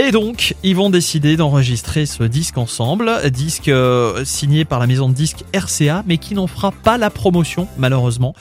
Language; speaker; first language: French; native; French